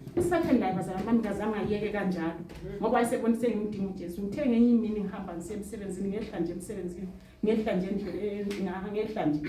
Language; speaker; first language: Zulu; non-native, local second language; Xhosa